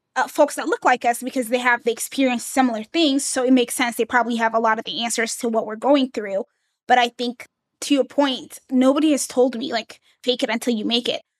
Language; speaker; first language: English; early bilingual, other home language; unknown